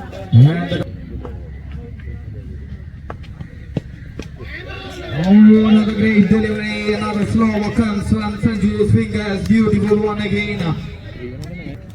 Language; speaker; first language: English; non-native, local second language; Malayalam